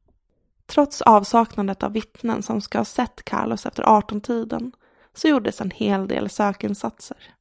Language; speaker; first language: Swedish; native; Swedish